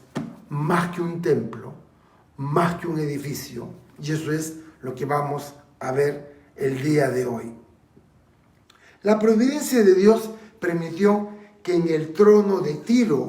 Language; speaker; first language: Spanish; native; Spanish